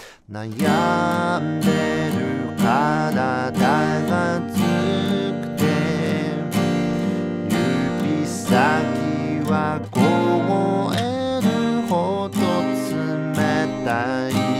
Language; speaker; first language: Japanese; native; Japanese